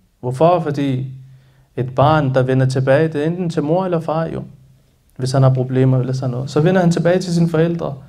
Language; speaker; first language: Danish; early bilingual, other home language; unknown